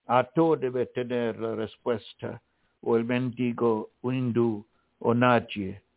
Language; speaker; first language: Spanish; non-native, fluent; English